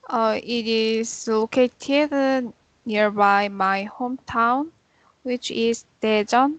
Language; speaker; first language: English; non-native, learner; Korean